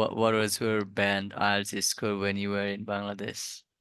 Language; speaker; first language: English; non-native, fluent; Bangla